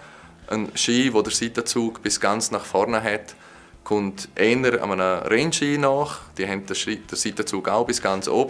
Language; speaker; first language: German; native; German